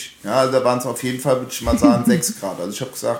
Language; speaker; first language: German; native; German